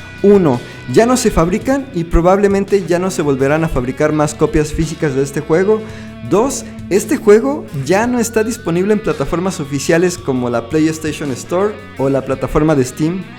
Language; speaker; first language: Spanish; native; Spanish